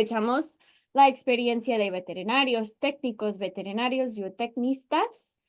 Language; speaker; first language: Spanish; non-native, fluent; English